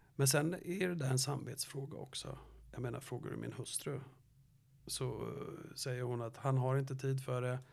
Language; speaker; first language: Swedish; native; Swedish